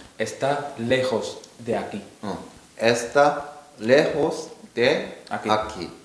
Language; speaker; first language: Spanish; non-native, learner; Korean